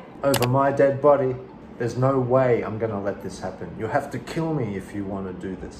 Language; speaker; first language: English; native; English